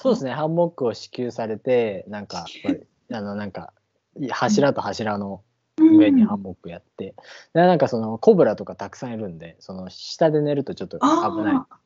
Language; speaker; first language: Japanese; native; Japanese